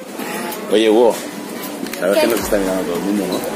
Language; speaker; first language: Spanish; native; Spanish